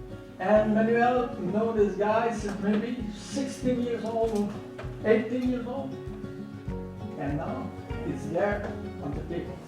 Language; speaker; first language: English; non-native, learner; French